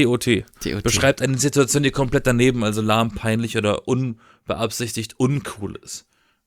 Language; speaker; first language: German; native; German